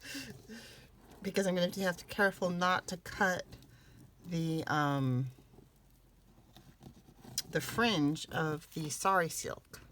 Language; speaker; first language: English; native; English